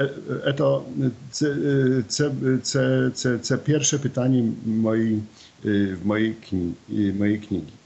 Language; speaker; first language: Polish; non-native, learner; Ukrainian